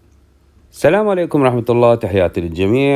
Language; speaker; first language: Arabic; native; Arabic